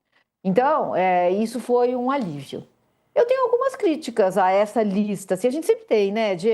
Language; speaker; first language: Portuguese; native; Portuguese